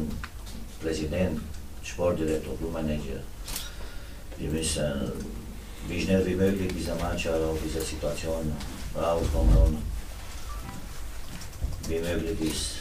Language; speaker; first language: German; non-native, fluent; Romanian